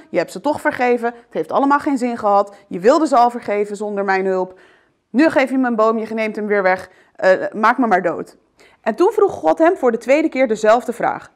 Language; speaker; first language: Dutch; early bilingual, other home language; Arabic